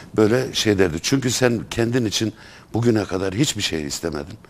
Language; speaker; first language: Turkish; native; Turkish